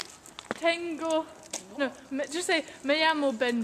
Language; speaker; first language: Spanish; non-native, learner; English